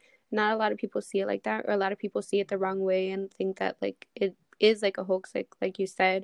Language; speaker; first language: English; native; English